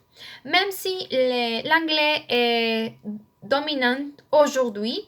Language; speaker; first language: French; non-native, learner; Spanish